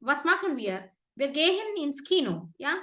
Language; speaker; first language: German; non-native, fluent; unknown